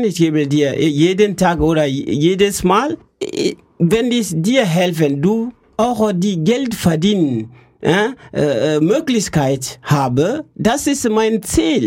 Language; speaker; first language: German; non-native, learner; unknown